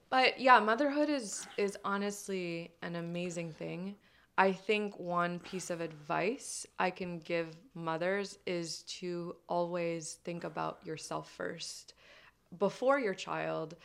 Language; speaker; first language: English; non-native, fluent; French